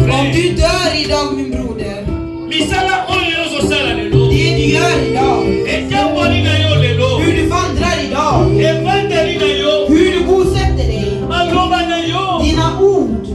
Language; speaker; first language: Swedish; non-native, learner; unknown